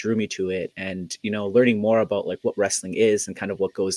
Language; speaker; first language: English; native; English